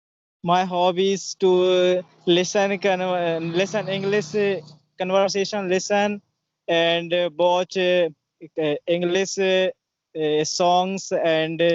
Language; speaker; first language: English; non-native, learner; Hindi